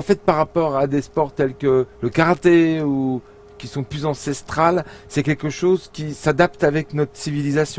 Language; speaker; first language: French; native; French